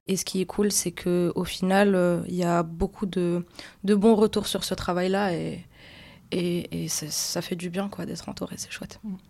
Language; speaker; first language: French; non-native, local second language; Arabic